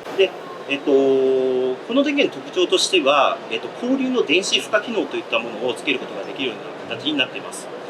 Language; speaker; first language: Japanese; native; Japanese